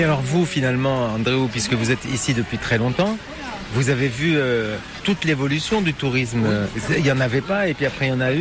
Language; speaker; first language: French; native; French